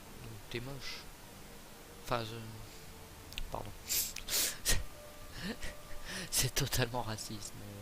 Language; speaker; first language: French; native; French